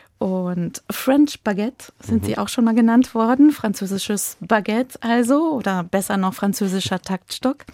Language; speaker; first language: German; native; German